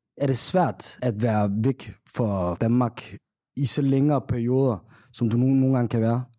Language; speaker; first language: Danish; early bilingual, other home language; Somali